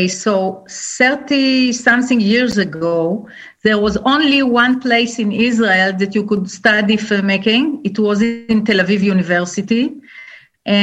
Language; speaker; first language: English; non-native, fluent; Hebrew